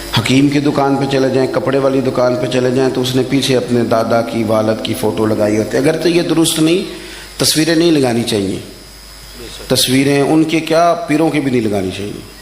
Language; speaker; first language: Urdu; non-native, local second language; Punjabi